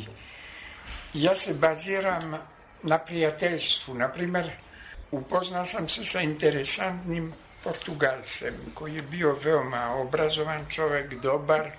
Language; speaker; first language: Serbian; non-native, fluent; French